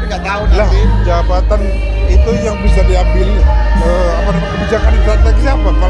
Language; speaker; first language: Indonesian; native; Indonesian